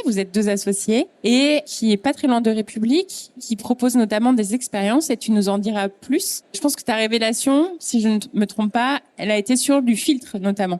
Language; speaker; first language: French; native; French